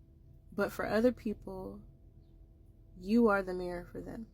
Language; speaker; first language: English; native; English